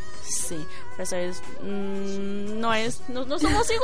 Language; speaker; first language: Spanish; non-native, learner; Chinese